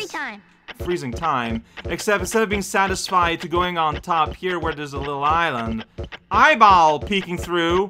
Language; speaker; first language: English; native; English